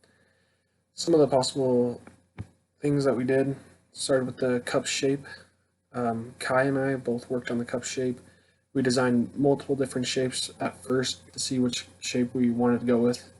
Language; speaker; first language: English; native; English